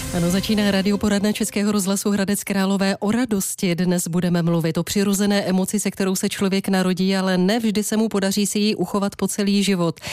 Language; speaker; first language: Czech; native; Czech